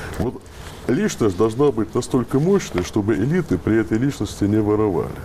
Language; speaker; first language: Russian; native; Russian